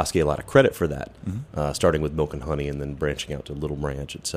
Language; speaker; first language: English; native; English